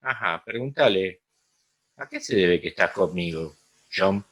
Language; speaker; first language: Spanish; native; Spanish